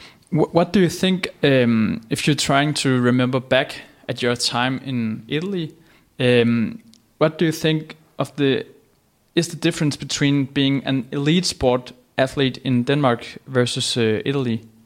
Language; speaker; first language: English; non-native, fluent; Danish